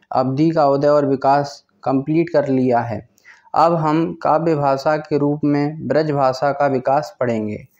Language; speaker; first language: Hindi; native; Hindi